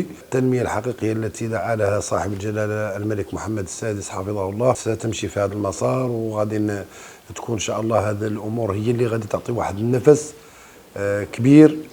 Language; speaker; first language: Arabic; native; Arabic